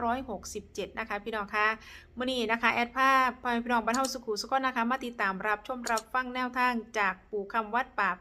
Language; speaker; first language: Thai; non-native, local second language; Northeastern Thai